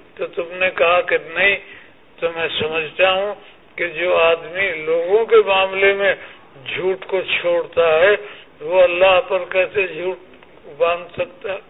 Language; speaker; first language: Urdu; native; Urdu